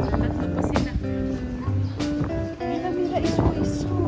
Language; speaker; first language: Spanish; non-native, fluent; Filipino